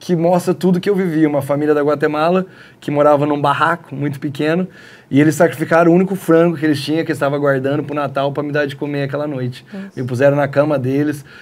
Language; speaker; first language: Portuguese; early bilingual, heritage; Portuguese